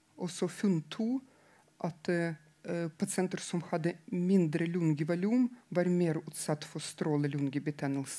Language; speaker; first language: Norwegian; non-native, fluent; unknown